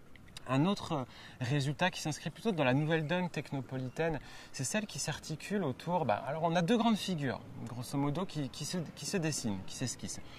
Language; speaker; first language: French; native; French